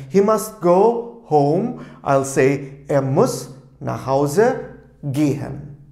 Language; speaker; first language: German; non-native, fluent; Turkish